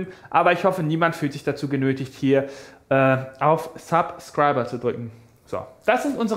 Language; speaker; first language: German; native; German